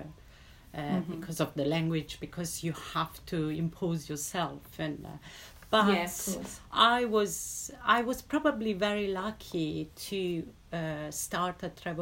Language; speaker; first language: English; non-native, fluent; Italian